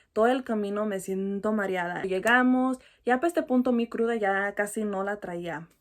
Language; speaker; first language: Spanish; early bilingual, heritage; Spanish